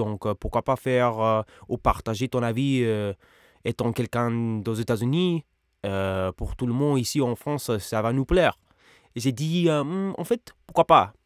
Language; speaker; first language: French; non-native, learner; English